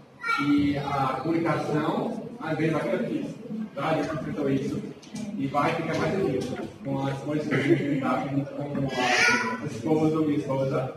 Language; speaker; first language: Portuguese; non-native, learner; English